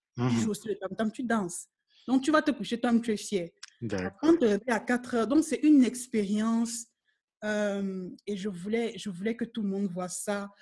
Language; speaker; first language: French; native; French